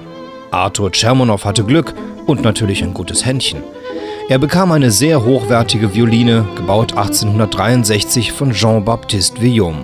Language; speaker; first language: German; native; German